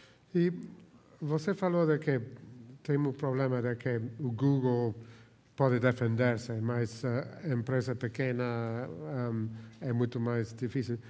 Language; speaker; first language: Portuguese; non-native, fluent; Spanish